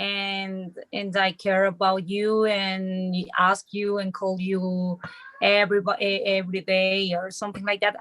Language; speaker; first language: English; non-native, learner; Spanish